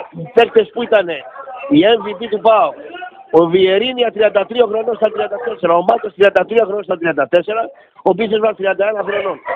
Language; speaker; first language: Greek; native; Greek